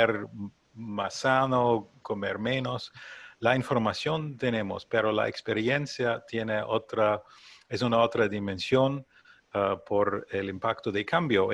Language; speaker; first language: Spanish; non-native, learner; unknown